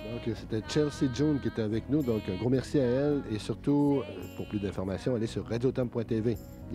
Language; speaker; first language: French; native; French